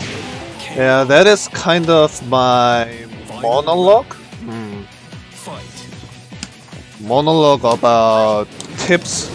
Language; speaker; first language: English; non-native, learner; Korean